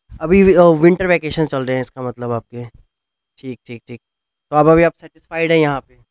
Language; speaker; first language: Hindi; native; Hindi